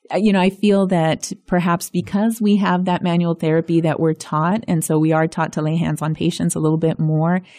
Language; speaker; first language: English; early bilingual, other home language; Spanish